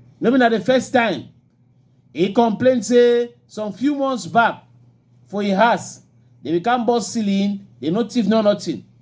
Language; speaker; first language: Nigerian Pidgin; native; Nigerian Pidgin